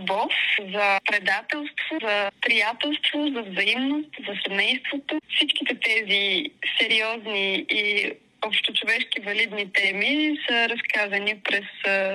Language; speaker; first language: Bulgarian; native; Bulgarian